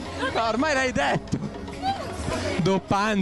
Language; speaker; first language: Italian; native; Italian